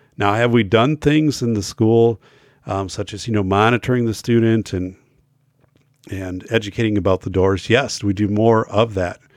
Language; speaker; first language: English; native; English